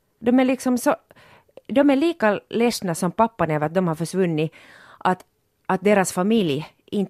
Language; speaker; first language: Swedish; non-native, local second language; Finnish